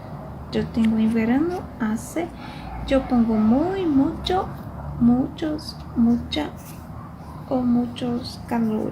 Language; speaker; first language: Spanish; non-native, fluent; Portuguese